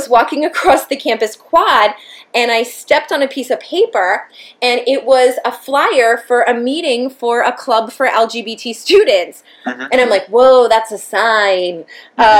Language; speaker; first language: English; native; English